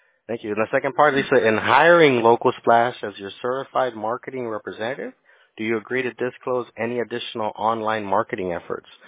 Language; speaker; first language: English; early bilingual, other home language; Spanish